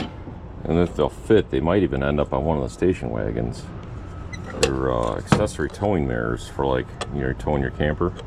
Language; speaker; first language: English; native; English